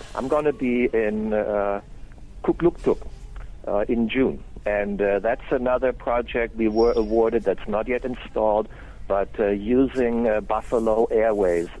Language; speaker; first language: English; non-native, fluent; German